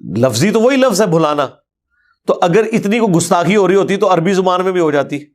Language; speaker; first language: Urdu; non-native, local second language; Punjabi